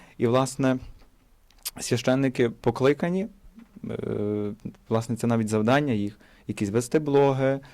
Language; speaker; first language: Ukrainian; native; Ukrainian